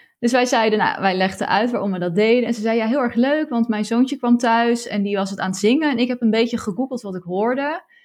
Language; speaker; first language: Dutch; native; Dutch